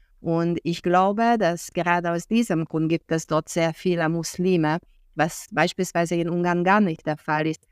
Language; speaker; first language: German; non-native, fluent; Hungarian